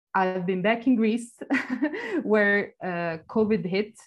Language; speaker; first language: English; non-native, fluent; Italian